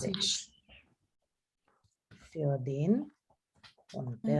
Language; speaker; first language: German; non-native, fluent; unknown